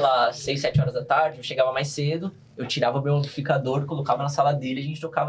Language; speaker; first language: Portuguese; native; Portuguese